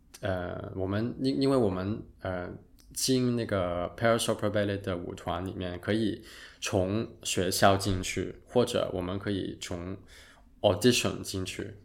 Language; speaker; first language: Chinese; non-native, local second language; Cantonese